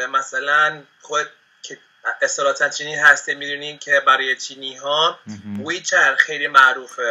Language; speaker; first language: Persian; non-native, fluent; Spanish